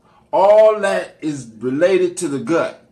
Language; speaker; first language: English; native; English